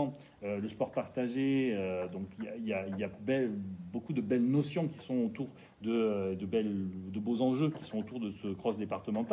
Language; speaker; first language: French; native; French